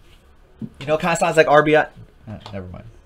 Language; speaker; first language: English; native; English